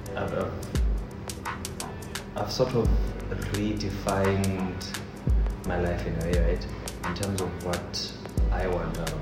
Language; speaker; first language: English; non-native, local second language; Tswana